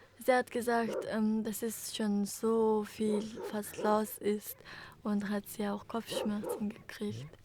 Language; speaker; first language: German; non-native, learner; Mongolian